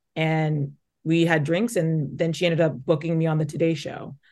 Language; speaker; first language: English; native; English